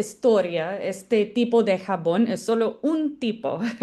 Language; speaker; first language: Spanish; non-native, fluent; English